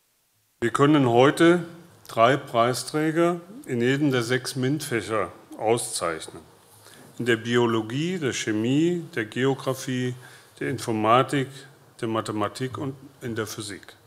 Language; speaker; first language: German; native; German